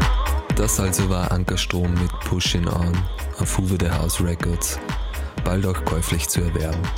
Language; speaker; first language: German; native; German